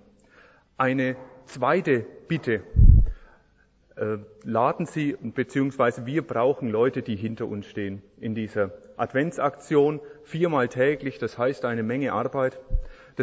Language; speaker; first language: German; native; German